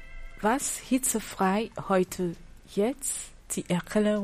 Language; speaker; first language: German; non-native, learner; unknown